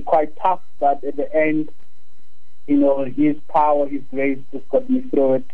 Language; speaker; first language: English; non-native, local second language; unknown